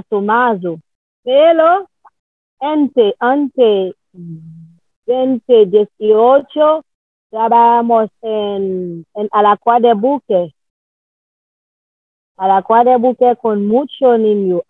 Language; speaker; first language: Spanish; non-native, learner; Haitian Creole